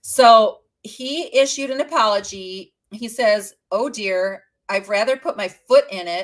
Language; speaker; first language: English; native; English